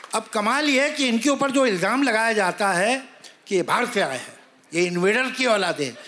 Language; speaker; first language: Hindi; native; Hindi